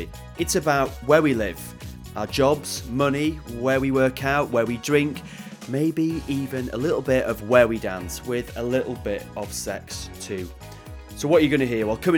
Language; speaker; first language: English; native; English